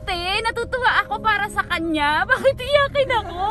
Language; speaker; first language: Filipino; native; Filipino